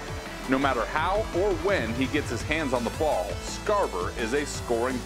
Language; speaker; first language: English; native; English